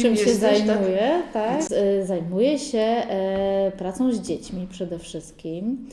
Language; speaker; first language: Polish; early bilingual, heritage; Polish